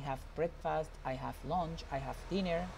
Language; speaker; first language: English; non-native, fluent; Spanish